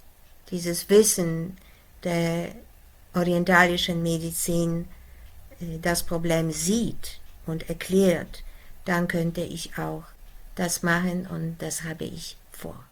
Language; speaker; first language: German; non-native, fluent; Polish